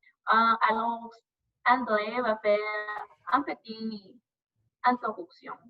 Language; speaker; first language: French; non-native, learner; Spanish